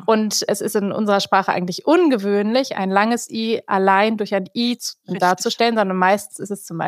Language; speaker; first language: German; native; German